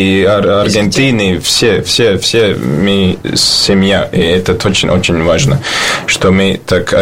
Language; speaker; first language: Russian; non-native, learner; Latvian